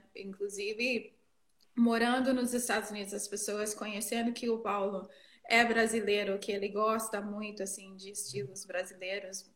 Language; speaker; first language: Portuguese; non-native, fluent; English